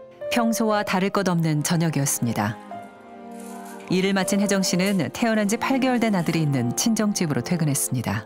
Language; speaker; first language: Korean; native; Korean